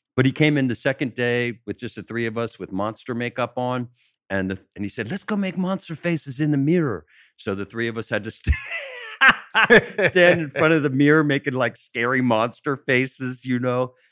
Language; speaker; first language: English; native; English